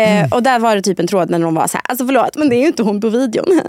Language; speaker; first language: Swedish; native; Swedish